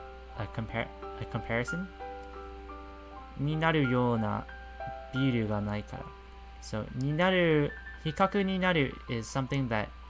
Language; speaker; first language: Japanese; non-native, fluent; English